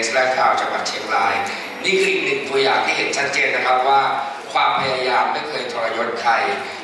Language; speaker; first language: Thai; native; Thai